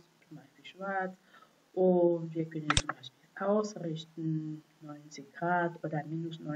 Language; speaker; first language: German; non-native, fluent; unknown